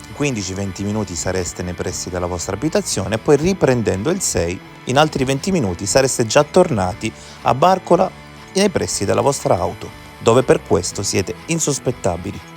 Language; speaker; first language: Italian; native; Italian